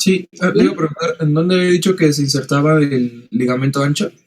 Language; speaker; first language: Spanish; native; Spanish